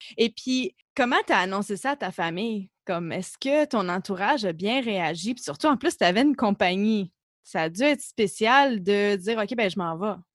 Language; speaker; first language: French; native; French